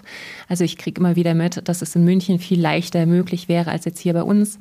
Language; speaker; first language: German; native; German